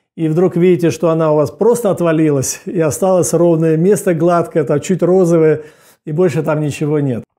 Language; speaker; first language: Russian; native; Russian